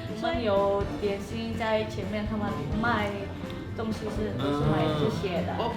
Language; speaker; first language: Chinese; non-native, fluent; Indonesian